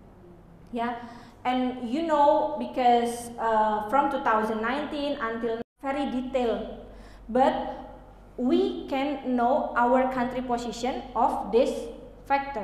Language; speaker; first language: English; non-native, learner; Indonesian